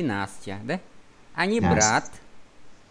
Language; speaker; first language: Russian; non-native, fluent; Vietnamese